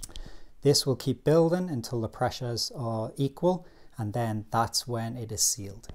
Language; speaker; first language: English; native; English